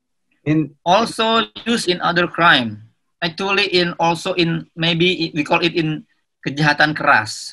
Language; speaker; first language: English; non-native, learner; Indonesian